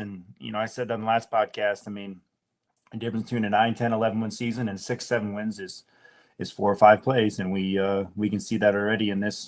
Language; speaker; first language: English; native; English